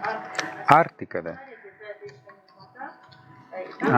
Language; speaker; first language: Russian; non-native, fluent; Spanish